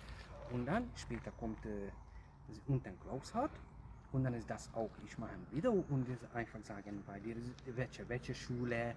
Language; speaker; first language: German; non-native, learner; Hungarian